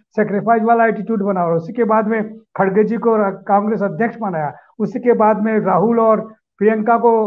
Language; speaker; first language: Hindi; native; Hindi